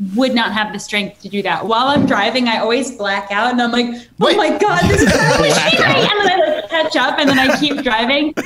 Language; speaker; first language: English; native; English